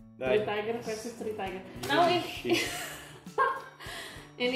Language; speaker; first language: English; non-native, fluent; Indonesian